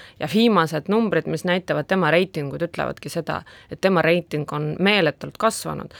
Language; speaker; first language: Estonian; non-native, local second language; Russian